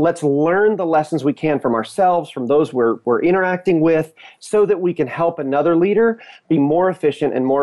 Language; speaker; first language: English; native; English